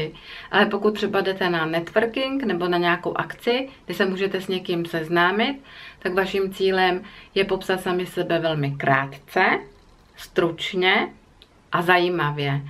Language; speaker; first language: Czech; native; Czech